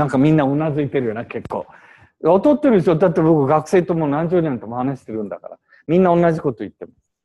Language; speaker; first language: Japanese; native; Japanese